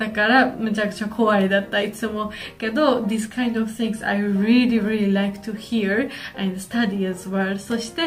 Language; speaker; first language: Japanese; non-native, learner; Georgian